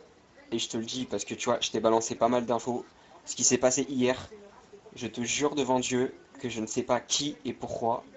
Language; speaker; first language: French; native; French